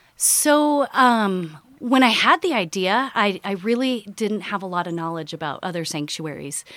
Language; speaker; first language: English; early bilingual, other home language; Dutch